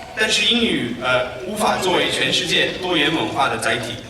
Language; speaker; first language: Chinese; non-native, fluent; English